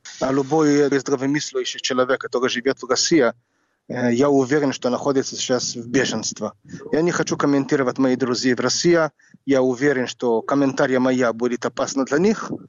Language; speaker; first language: Russian; non-native, fluent; Hebrew